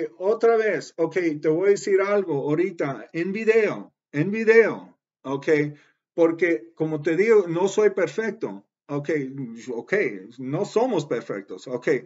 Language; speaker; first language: Spanish; early bilingual, heritage; Spanish